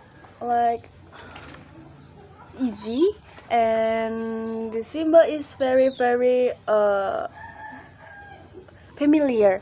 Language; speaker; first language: English; non-native, learner; Indonesian